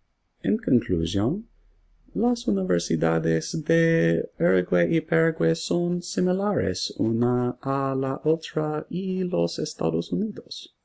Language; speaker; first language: Spanish; non-native, learner; English